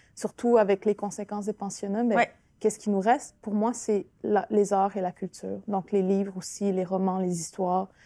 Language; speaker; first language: French; non-native, local second language; Innu-aimun